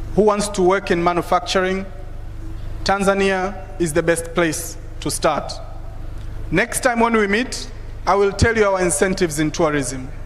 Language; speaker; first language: English; non-native, local second language; Swahili